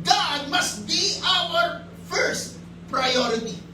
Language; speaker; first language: English; non-native, local second language; Filipino